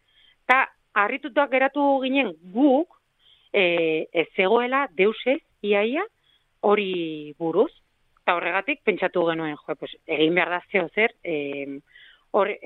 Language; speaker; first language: Basque; non-native, local second language; Spanish